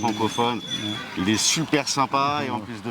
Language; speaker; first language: French; native; French